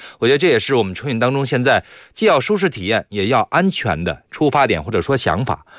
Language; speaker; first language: Chinese; native; Chinese